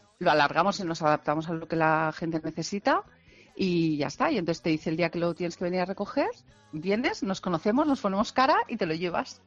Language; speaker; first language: Spanish; non-native, local second language; Catalan